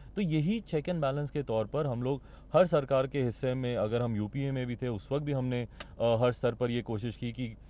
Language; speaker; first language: Hindi; native; Hindi